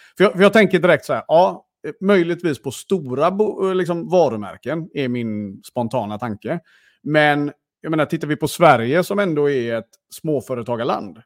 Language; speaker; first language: Swedish; native; Swedish